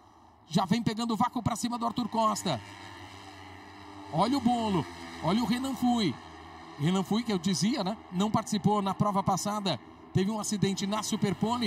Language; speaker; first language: Portuguese; native; Portuguese